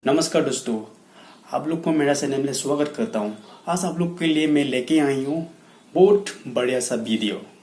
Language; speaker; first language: Hindi; non-native, local second language; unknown